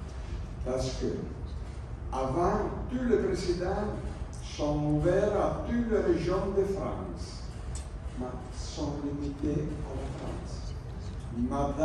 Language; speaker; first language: French; non-native, learner; Italian